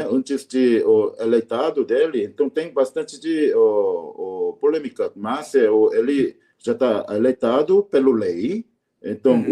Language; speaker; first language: Portuguese; non-native, learner; Korean